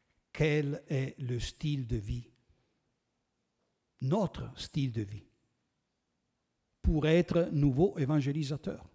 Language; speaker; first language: French; non-native, fluent; Italian